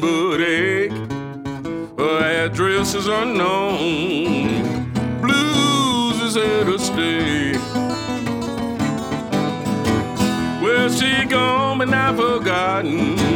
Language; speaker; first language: English; native; English